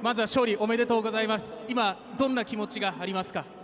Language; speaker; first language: Japanese; native; Japanese